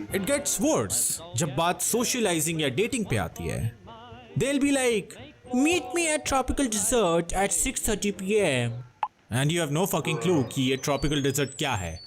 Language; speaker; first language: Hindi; non-native, local second language; Bangla